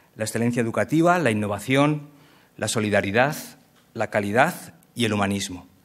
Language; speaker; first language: Spanish; native; Spanish